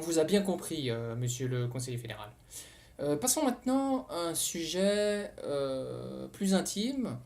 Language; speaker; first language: French; native; French